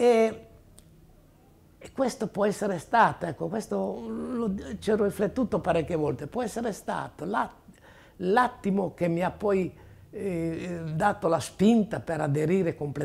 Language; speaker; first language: Italian; native; Italian